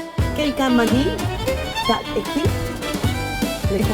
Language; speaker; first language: French; non-native, learner; Japanese